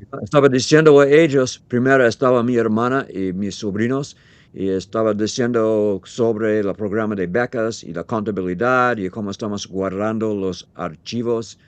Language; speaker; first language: Spanish; non-native, learner; English